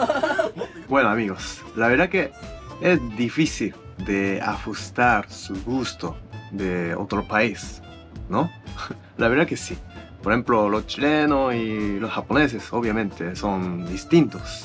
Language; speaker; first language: Spanish; non-native, learner; Japanese